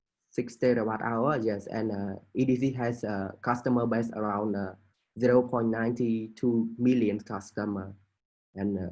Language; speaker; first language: English; non-native, fluent; Khmer